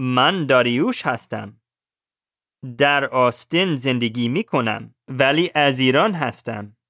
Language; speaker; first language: Persian; non-native, learner; English